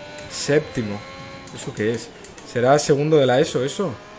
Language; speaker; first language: Spanish; native; Spanish